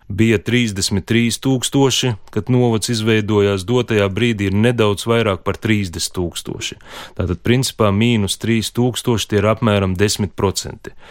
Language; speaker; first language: Latvian; native; Latvian